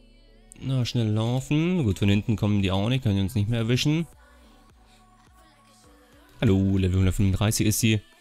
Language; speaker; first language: German; native; German